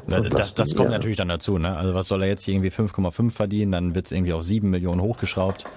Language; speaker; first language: German; native; German